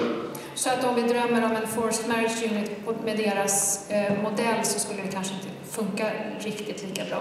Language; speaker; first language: Swedish; native; Swedish